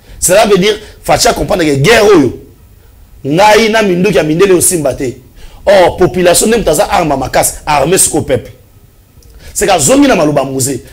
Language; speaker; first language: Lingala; non-native, local second language; Swahili